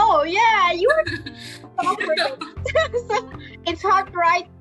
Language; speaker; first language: English; non-native, learner; Indonesian